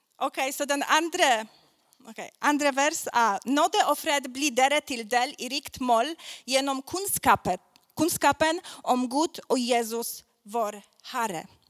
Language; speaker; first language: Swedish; non-native, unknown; Polish